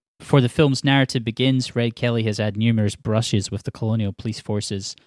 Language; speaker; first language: English; native; English